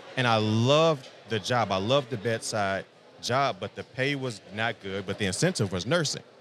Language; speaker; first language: English; native; English